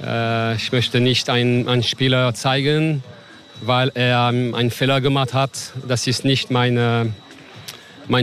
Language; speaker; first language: German; non-native, learner; French